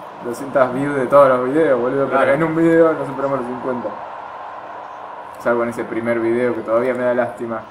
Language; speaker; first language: Spanish; native; Spanish